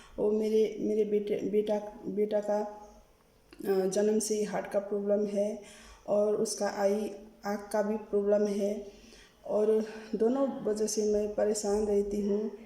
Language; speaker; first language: Hindi; non-native, learner; Nepali